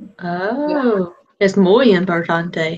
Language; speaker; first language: Spanish; non-native, learner; English